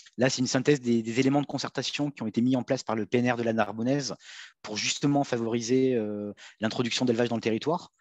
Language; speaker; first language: French; native; French